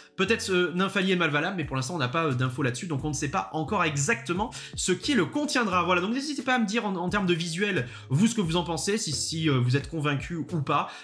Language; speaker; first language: French; native; French